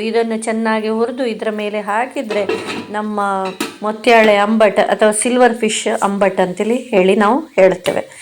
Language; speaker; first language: Kannada; non-native, local second language; Konkani